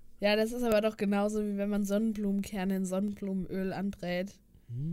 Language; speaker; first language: German; native; German